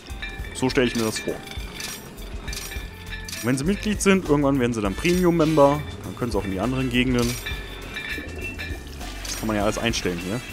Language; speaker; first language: German; native; German